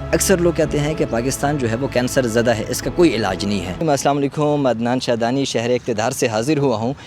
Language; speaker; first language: Urdu; non-native, local second language; Pashto